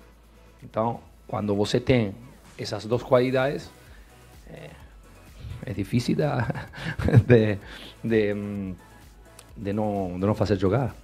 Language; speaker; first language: Portuguese; non-native, fluent; Spanish